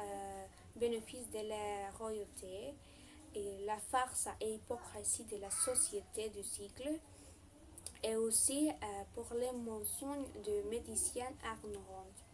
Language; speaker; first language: French; non-native, learner; Spanish